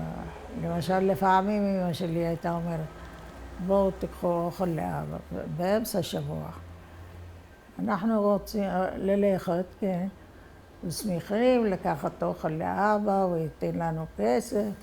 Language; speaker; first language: Hebrew; non-native, fluent; Arabic